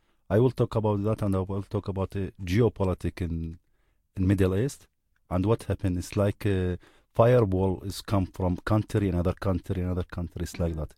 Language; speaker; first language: English; non-native, learner; Arabic